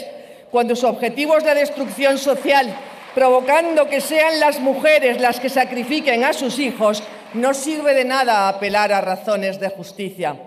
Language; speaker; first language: Spanish; native; Spanish